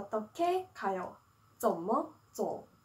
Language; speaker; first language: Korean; non-native, fluent; Chinese